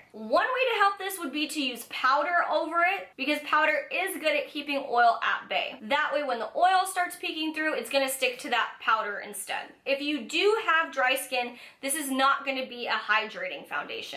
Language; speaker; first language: English; native; English